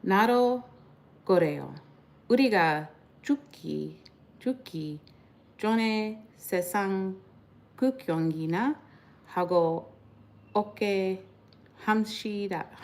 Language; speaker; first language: Korean; non-native, learner; English